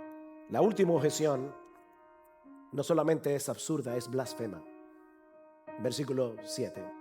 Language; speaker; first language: Spanish; native; Spanish